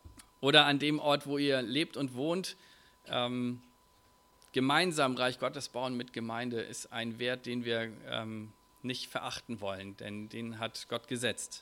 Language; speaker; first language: German; native; German